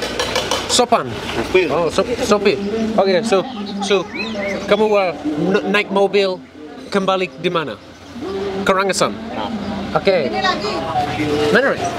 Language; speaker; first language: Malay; non-native, learner; English